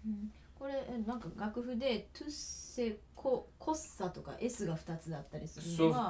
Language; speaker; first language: Japanese; native; Japanese